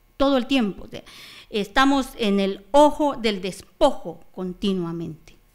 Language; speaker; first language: Spanish; non-native, local second language; Kaqchikel